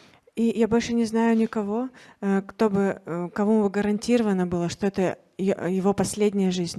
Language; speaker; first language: Russian; native; Russian